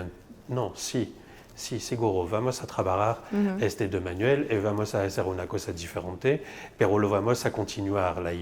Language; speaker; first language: Spanish; non-native, fluent; French